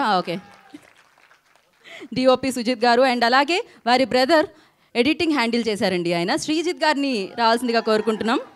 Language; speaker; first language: Telugu; native; Telugu